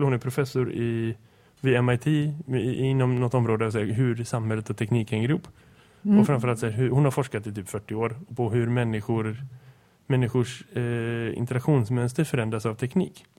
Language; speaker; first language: Swedish; native; Swedish